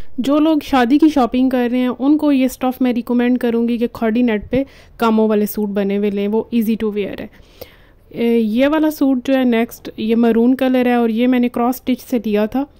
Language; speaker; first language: Urdu; native; Urdu